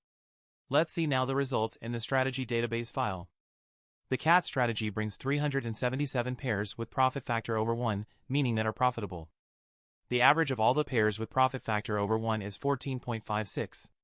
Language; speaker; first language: English; non-native, fluent; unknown